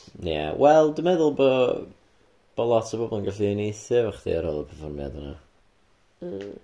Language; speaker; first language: Welsh; native; Welsh